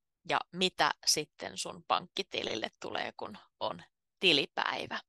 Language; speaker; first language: Finnish; native; Finnish